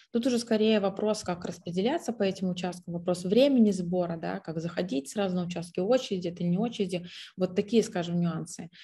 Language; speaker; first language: Russian; native; Russian